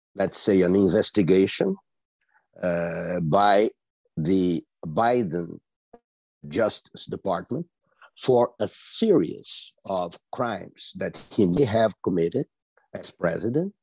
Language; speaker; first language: English; non-native, fluent; Portuguese